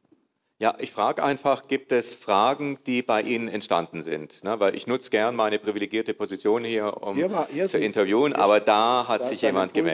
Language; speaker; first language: German; native; German